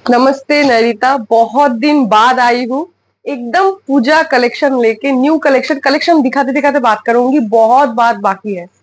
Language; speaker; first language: Hindi; non-native, local second language; Bangla